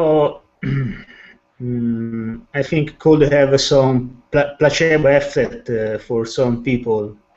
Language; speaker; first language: English; non-native, learner; Italian